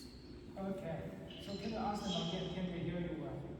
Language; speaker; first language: English; non-native, fluent; Tibetan